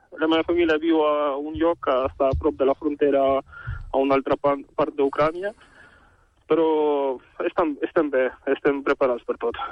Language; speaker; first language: Catalan; non-native, fluent; Ukrainian